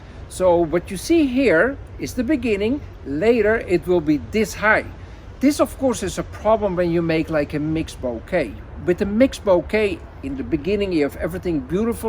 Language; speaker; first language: English; non-native, fluent; Dutch